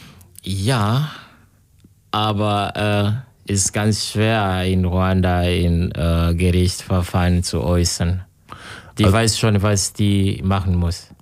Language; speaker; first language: German; non-native, learner; Kinyarwanda